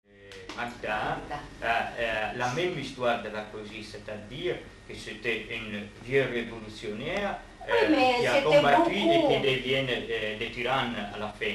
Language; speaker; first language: French; non-native, fluent; Italian